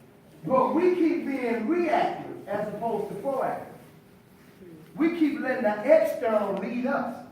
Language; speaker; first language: English; native; English